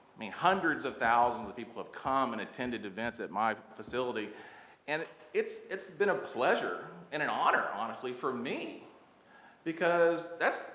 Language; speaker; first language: English; native; English